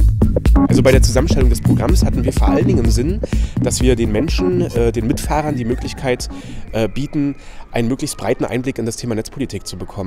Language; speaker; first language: German; native; German